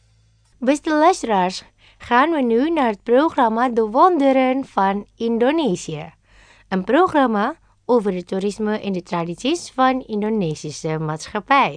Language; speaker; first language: Dutch; non-native, fluent; Indonesian